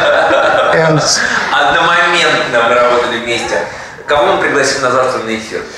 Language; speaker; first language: Russian; native; Russian